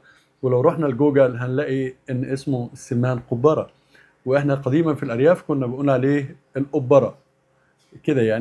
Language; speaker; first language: Arabic; native; Arabic